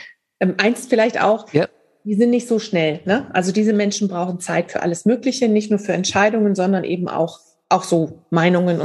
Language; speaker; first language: German; native; German